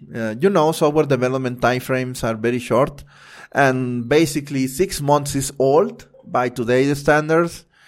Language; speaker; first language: English; non-native, fluent; Spanish